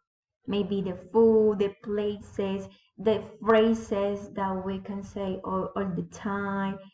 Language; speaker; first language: English; non-native, learner; Spanish